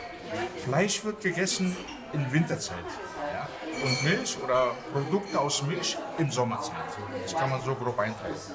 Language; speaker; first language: German; non-native, fluent; Mongolian